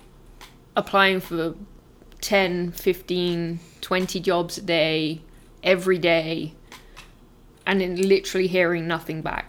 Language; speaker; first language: English; native; English